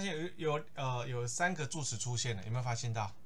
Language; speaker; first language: Chinese; native; Chinese